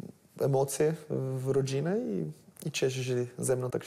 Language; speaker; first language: Polish; non-native, learner; Portuguese